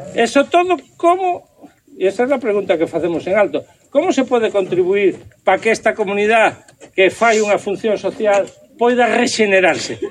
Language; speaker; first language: Galician; native; Galician